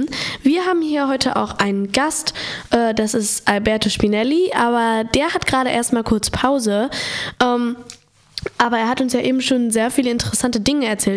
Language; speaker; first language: German; native; German